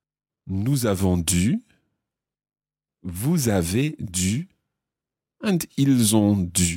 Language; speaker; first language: French; non-native, fluent; English